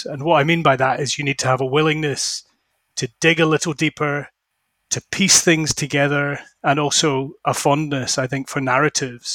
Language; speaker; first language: English; native; English